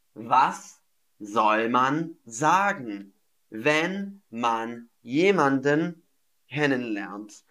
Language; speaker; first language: German; non-native, fluent; English